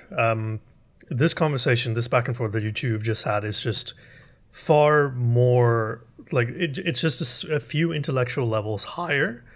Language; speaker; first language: English; early bilingual, other home language; Urdu